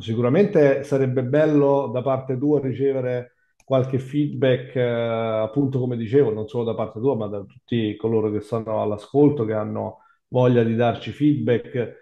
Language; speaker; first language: Italian; native; Italian